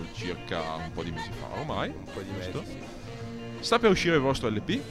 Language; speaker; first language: Italian; native; Italian